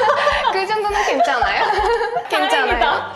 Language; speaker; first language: Korean; non-native, learner; Japanese